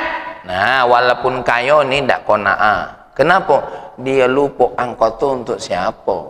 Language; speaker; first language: Indonesian; native; Indonesian